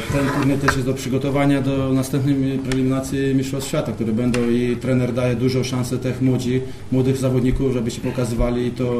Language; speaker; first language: Polish; non-native, fluent; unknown